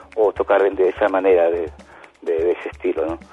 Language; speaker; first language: Spanish; native; Spanish